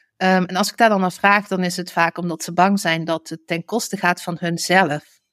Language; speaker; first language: Dutch; native; Dutch